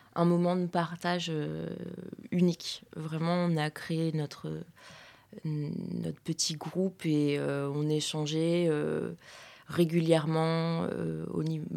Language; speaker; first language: French; native; French